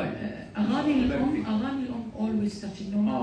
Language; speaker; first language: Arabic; native; Arabic